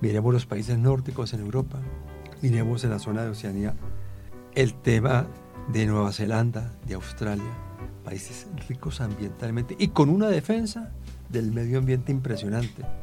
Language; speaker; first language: Spanish; native; Spanish